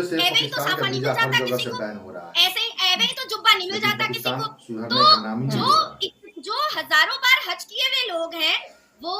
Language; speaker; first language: Hindi; native; Hindi